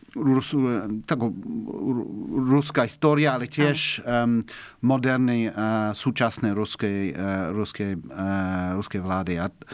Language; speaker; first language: Slovak; non-native, learner; English